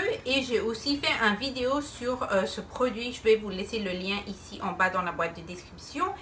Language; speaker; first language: French; non-native, fluent; Spanish